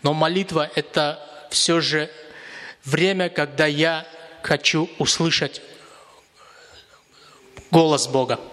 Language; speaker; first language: Russian; native; Russian